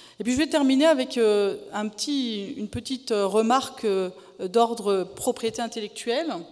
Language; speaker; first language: French; native; French